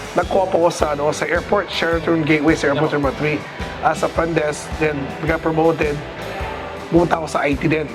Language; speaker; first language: Filipino; native; Filipino